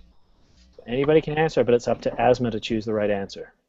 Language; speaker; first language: English; native; English